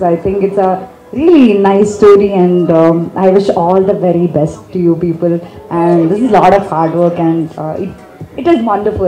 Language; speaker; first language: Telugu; non-native, fluent; Malayalam